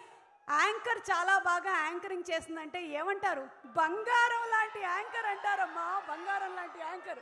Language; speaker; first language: Telugu; native; Telugu